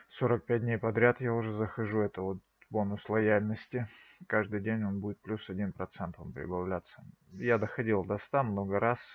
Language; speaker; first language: Russian; native; Russian